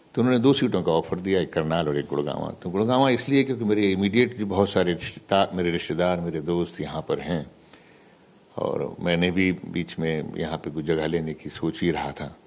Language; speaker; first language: Hindi; native; Hindi